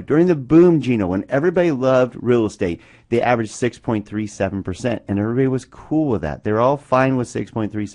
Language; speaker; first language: English; native; English